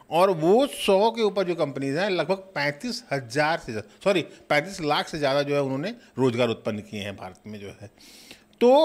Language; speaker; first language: Hindi; native; Hindi